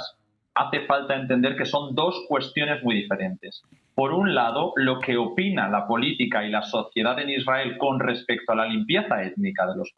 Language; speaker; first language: Spanish; native; Spanish